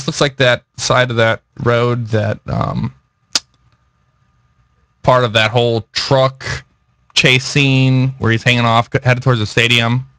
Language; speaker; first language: English; native; English